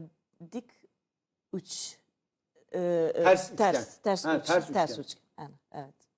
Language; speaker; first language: Turkish; non-native, learner; Serbian